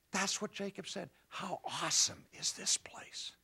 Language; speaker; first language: English; native; English